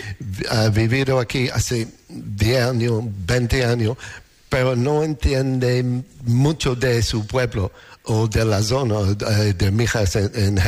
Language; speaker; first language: Spanish; non-native, learner; English